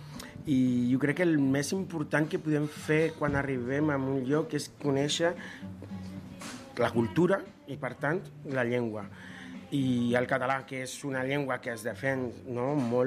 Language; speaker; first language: Catalan; non-native, fluent; Spanish